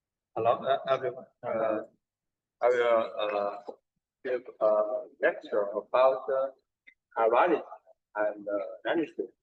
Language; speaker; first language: English; non-native, learner; Chinese